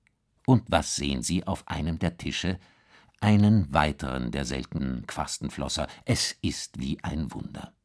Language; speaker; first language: German; native; German